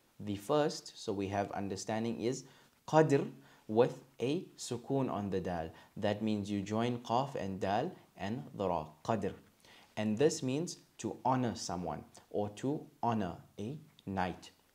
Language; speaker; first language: English; native; English